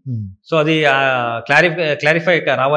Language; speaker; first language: Telugu; non-native, learner; Kannada